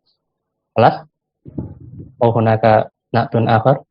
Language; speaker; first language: Arabic; non-native, fluent; Indonesian